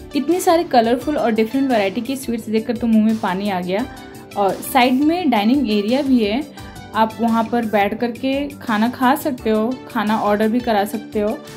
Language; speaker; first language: Hindi; native; Hindi